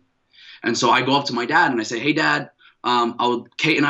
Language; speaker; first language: English; native; English